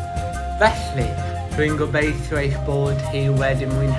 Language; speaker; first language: Welsh; non-native, learner; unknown